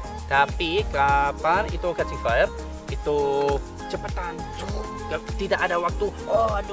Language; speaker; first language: Indonesian; non-native, learner; English